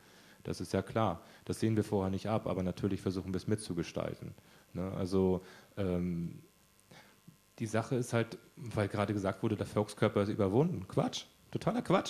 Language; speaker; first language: German; native; German